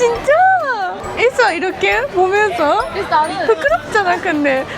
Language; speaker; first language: Korean; non-native, fluent; Japanese